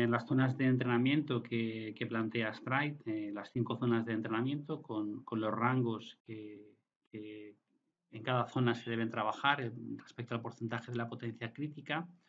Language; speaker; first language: Spanish; native; Spanish